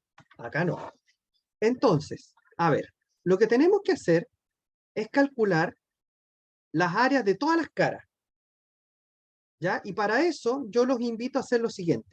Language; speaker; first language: Spanish; native; Spanish